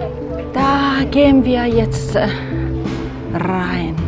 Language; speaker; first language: German; non-native, fluent; Korean